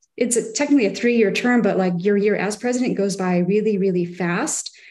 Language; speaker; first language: English; native; English